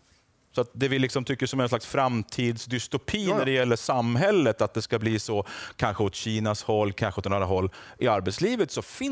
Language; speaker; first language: Swedish; native; Swedish